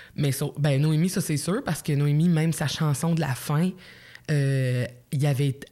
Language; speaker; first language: French; native; French